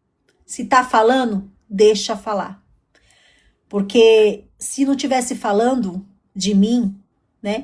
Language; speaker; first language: Portuguese; native; Portuguese